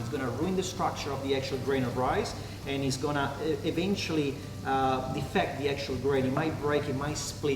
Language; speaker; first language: English; non-native, fluent; Italian